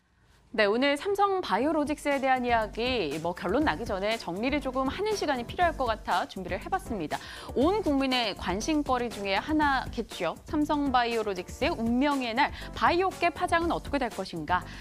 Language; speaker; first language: Korean; native; Korean